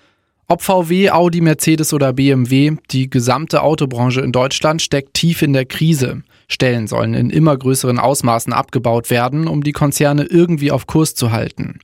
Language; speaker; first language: German; native; German